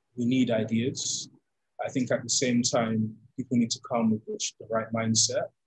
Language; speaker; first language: English; native; English